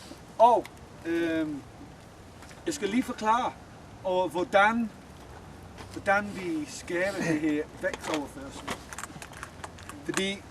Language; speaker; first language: Danish; non-native, fluent; English